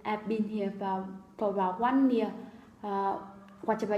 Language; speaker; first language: English; non-native, learner; Vietnamese